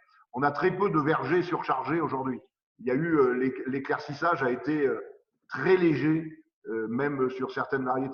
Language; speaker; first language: French; native; French